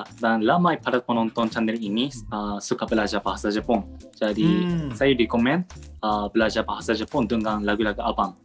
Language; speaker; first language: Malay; non-native, learner; Japanese